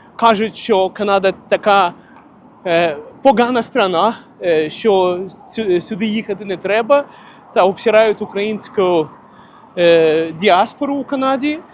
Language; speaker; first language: Ukrainian; non-native, local second language; Russian